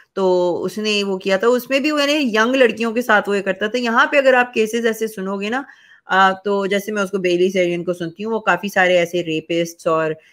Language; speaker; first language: Urdu; native; Urdu